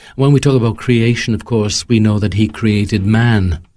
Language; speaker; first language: English; native; English